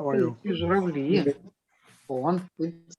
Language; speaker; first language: Russian; native; Russian